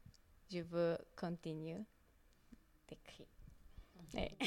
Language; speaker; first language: French; non-native, learner; Japanese